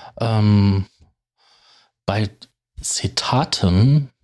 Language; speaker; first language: German; native; German